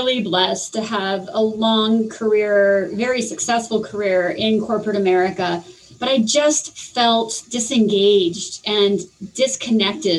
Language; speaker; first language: English; native; English